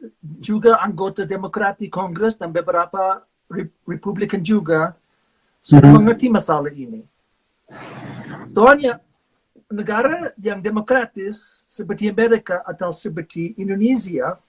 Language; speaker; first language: Indonesian; non-native, fluent; English